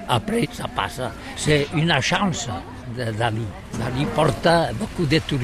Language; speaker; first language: French; non-native, learner; Catalan